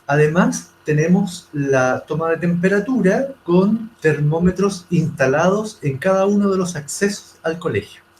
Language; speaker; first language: Spanish; native; Spanish